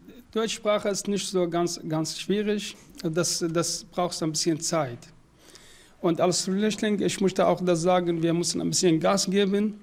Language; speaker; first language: German; non-native, learner; Arabic